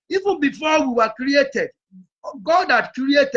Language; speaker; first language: English; non-native, local second language; Yoruba